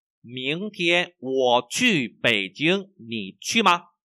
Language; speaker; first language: Chinese; non-native, fluent; Vietnamese